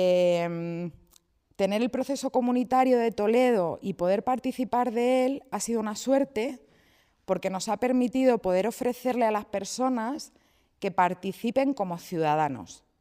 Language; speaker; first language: Spanish; native; Spanish